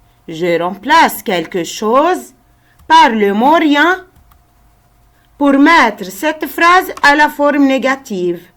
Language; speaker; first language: French; non-native, local second language; Arabic